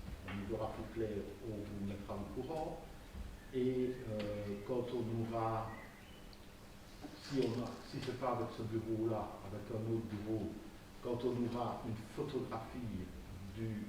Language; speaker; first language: French; native; French